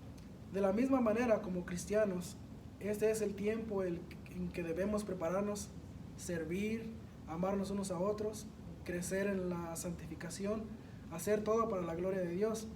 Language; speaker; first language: Spanish; native; Spanish